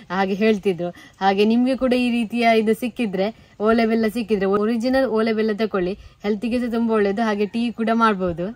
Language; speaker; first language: Kannada; non-native, local second language; Tulu